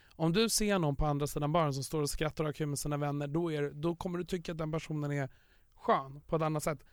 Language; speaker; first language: Swedish; native; Swedish